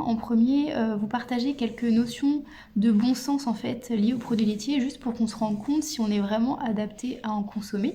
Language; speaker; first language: French; native; French